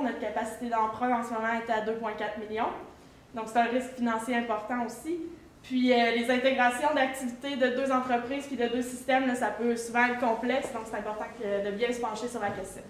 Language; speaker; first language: French; native; French